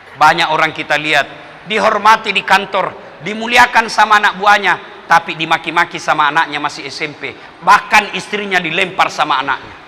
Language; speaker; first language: Indonesian; non-native, local second language; Buginese